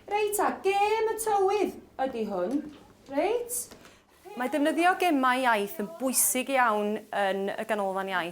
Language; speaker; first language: Welsh; native; Welsh